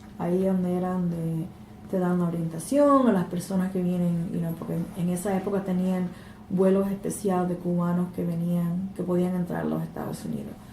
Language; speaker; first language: Spanish; native; Spanish